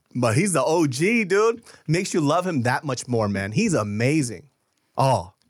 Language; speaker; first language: English; early bilingual, other home language; Korean